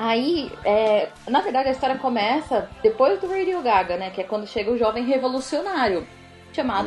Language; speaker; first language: Portuguese; native; Portuguese